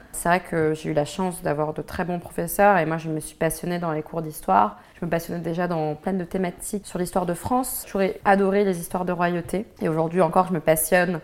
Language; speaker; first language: French; native; French